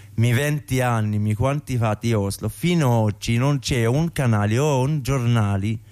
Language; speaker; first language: Italian; non-native, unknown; Arabic